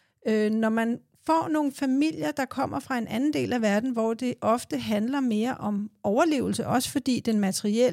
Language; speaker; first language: Danish; native; Danish